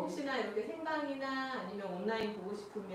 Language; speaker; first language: Korean; native; Korean